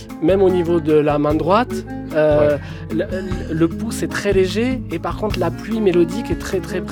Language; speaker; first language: French; native; French